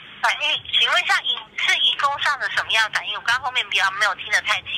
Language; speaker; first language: Chinese; native; Chinese